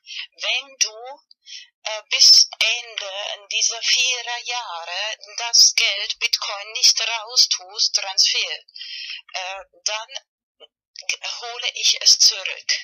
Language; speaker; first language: German; non-native, fluent; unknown